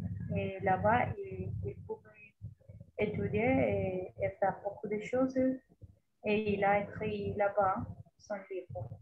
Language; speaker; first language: French; non-native, learner; Spanish